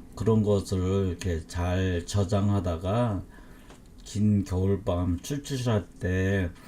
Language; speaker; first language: Korean; native; Korean